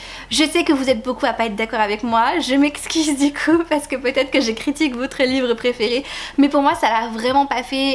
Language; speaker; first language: French; native; French